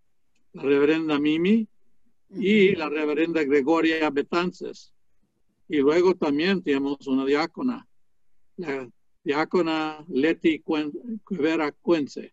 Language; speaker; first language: Spanish; non-native, fluent; English